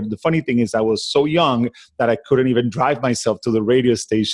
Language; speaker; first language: English; non-native, fluent; Spanish